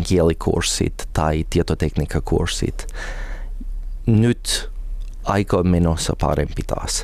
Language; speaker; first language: Finnish; non-native, learner; English